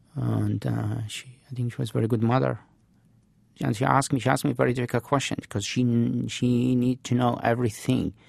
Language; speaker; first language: English; non-native, fluent; Arabic